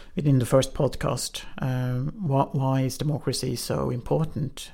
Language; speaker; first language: English; non-native, fluent; Norwegian